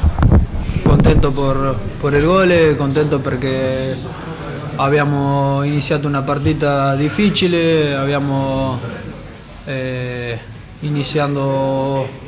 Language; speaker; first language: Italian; non-native, fluent; Spanish